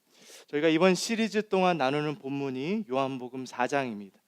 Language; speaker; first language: Korean; native; Korean